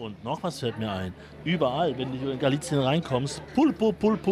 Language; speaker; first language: German; native; German